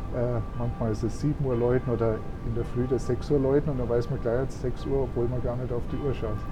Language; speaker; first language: German; native; German